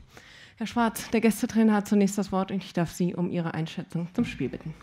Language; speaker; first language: German; native; German